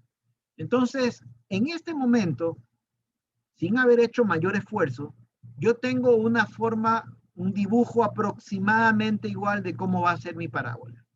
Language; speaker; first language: Spanish; native; Spanish